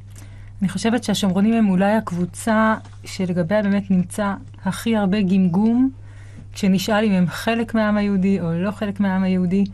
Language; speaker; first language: Hebrew; native; Hebrew